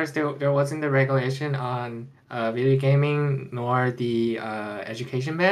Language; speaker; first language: English; non-native, fluent; Chinese